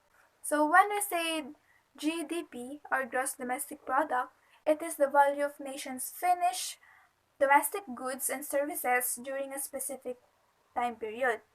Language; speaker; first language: English; non-native, local second language; Filipino